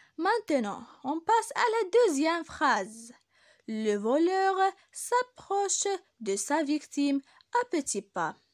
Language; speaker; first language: French; non-native, local second language; Arabic